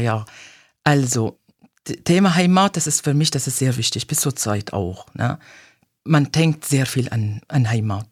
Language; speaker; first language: German; non-native, fluent; Arabic